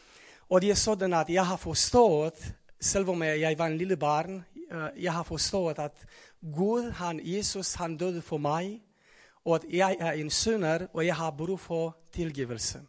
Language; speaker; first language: Norwegian; non-native, fluent; Romanian